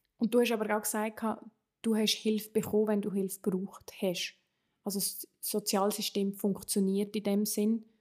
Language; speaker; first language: German; native; German